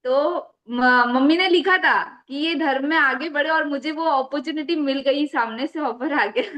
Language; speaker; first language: Hindi; native; Hindi